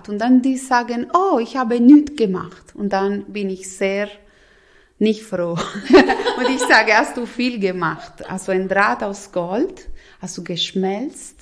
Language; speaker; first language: German; non-native, local second language; Italian